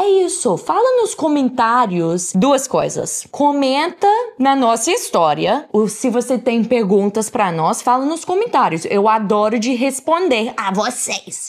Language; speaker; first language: Portuguese; non-native, fluent; English